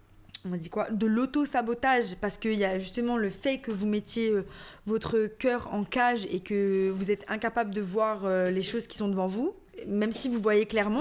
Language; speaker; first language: French; native; French